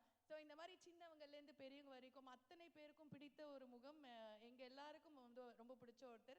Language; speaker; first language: Tamil; native; Tamil